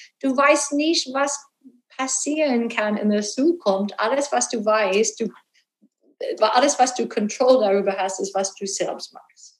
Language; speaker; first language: German; non-native, learner; English